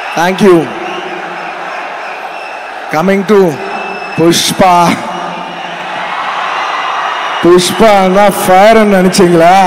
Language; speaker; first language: Tamil; non-native, local second language; Telugu